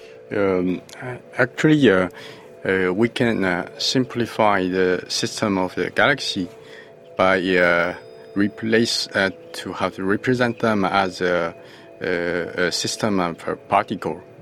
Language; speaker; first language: English; non-native, fluent; Chinese